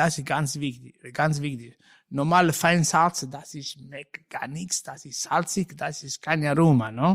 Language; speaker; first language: German; non-native, learner; Italian